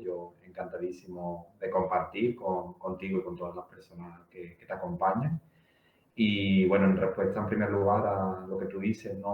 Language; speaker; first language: Spanish; native; Spanish